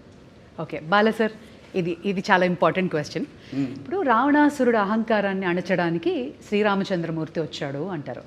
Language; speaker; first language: Telugu; native; Telugu